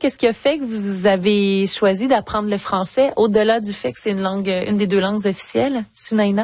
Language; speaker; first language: French; native; French